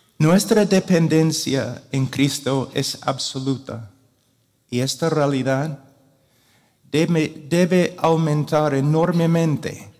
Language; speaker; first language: Spanish; non-native, fluent; English